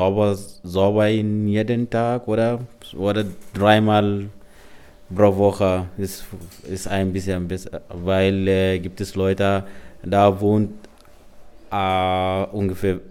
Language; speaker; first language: German; non-native, learner; Arabic